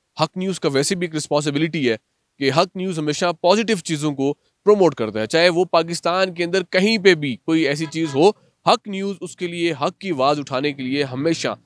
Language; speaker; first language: Urdu; non-native, local second language; Punjabi